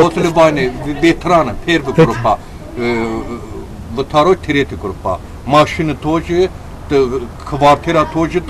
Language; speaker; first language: Russian; non-native, learner; Azerbaijani